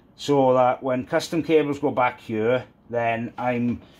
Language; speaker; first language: English; native; English